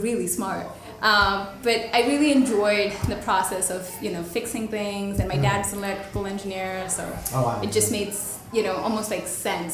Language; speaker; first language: English; non-native, local second language; Telugu